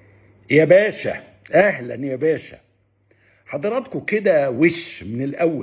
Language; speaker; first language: Arabic; native; Arabic